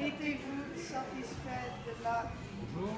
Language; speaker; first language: French; non-native, learner; Dutch